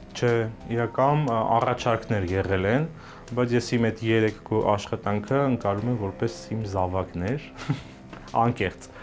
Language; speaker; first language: Armenian; native; Armenian